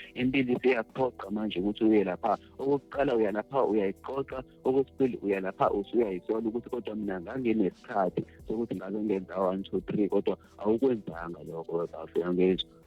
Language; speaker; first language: Zulu; native; Zulu